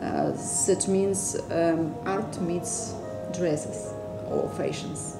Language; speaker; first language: English; non-native, learner; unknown